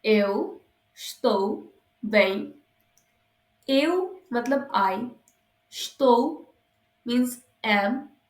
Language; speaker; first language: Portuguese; non-native, fluent; Hindi